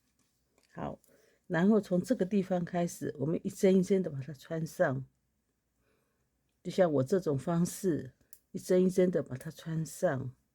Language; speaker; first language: Chinese; native; Chinese